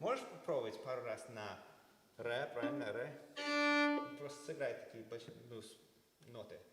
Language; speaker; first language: Russian; early bilingual, heritage; Russian